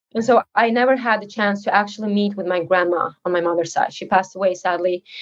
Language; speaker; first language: English; early bilingual, other home language; Uzbek